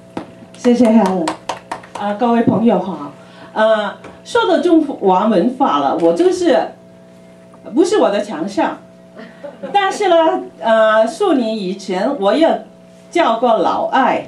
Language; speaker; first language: Chinese; early bilingual, other home language; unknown